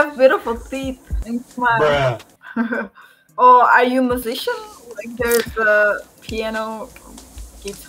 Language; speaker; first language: English; non-native, fluent; Slovak